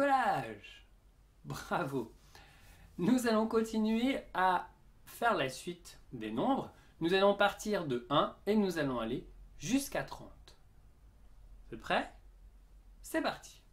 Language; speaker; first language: French; native; French